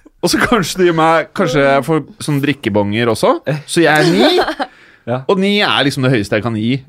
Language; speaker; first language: Norwegian; native; Norwegian